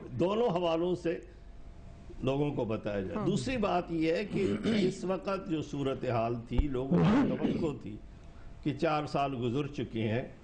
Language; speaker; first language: Urdu; non-native, local second language; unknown